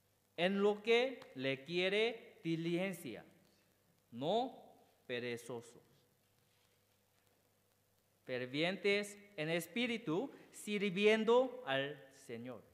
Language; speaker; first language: Spanish; non-native, learner; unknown